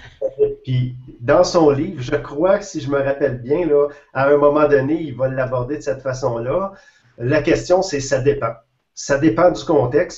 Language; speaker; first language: French; native; French